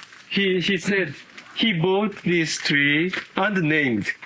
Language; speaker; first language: English; non-native, learner; Japanese